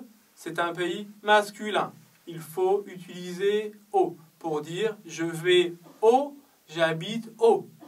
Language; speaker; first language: French; non-native, fluent; Chinese